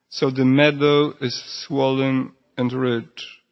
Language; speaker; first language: English; non-native, fluent; Polish